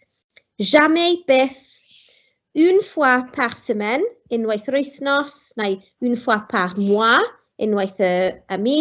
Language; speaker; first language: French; non-native, fluent; Welsh